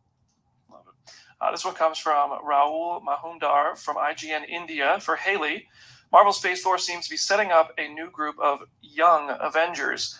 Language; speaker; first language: English; native; English